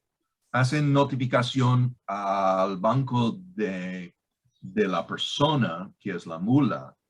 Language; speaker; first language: Spanish; non-native, fluent; English